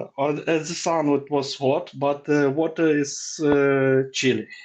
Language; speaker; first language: English; non-native, learner; Ukrainian